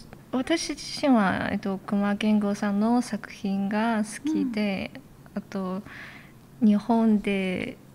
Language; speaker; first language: Japanese; non-native, fluent; Chinese